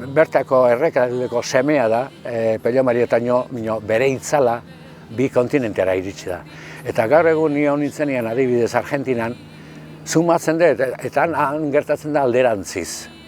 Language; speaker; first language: Basque; native; Basque